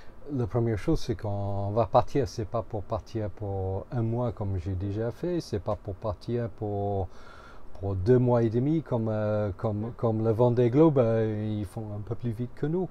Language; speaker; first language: French; non-native, fluent; English